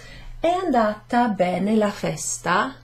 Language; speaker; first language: Italian; non-native, fluent; English